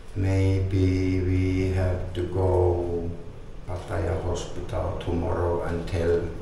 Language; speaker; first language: English; non-native, learner; Finnish